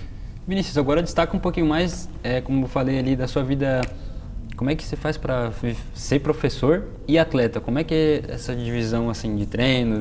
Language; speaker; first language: Portuguese; native; Portuguese